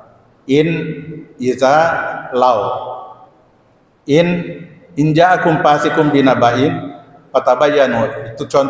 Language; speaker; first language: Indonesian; native; Indonesian